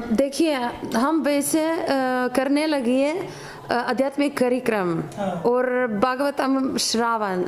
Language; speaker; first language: Hindi; non-native, fluent; Ukrainian